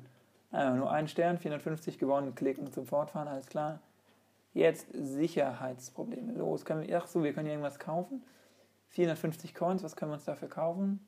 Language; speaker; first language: German; native; German